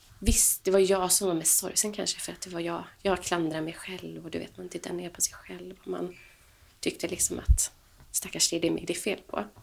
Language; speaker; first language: Swedish; native; Swedish